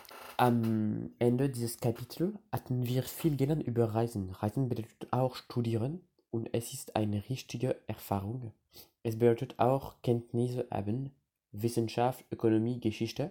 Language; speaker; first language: German; non-native, learner; French